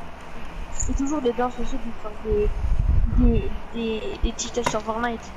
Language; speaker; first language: French; native; French